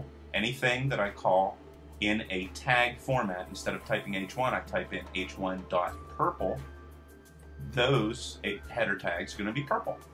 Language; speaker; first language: English; native; English